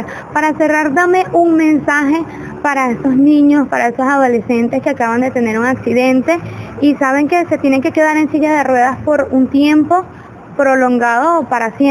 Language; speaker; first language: Spanish; native; Spanish